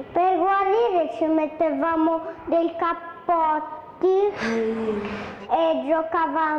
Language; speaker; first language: Italian; early bilingual, other home language; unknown